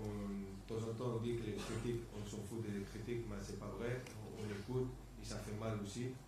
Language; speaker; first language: French; non-native, fluent; Spanish